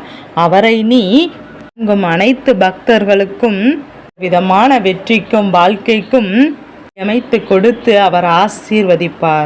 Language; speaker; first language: Tamil; native; Tamil